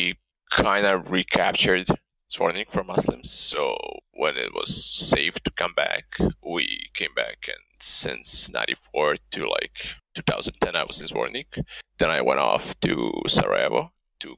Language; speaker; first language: English; non-native, fluent; Bosnian